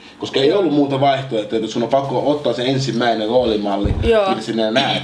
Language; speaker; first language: Finnish; early bilingual, other home language; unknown